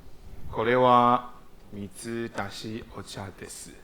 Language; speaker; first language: Japanese; non-native, learner; Chinese